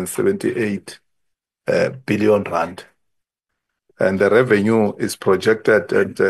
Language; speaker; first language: English; non-native, local second language; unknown